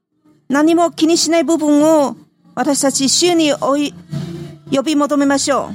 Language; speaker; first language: Japanese; non-native, fluent; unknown